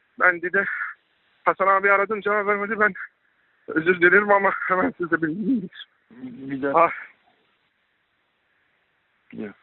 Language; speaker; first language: Turkish; non-native, learner; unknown